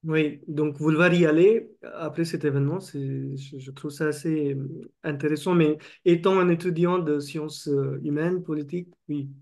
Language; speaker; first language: French; non-native, fluent; Marathi